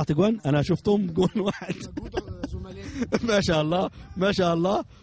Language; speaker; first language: Arabic; native; Arabic